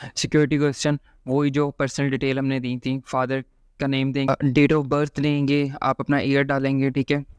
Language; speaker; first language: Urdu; native; Urdu